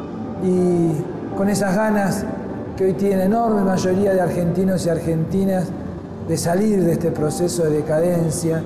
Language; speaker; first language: Spanish; native; Spanish